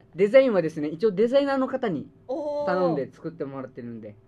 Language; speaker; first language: Japanese; native; Japanese